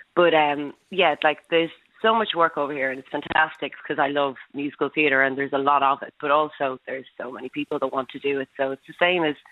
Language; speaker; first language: English; native; English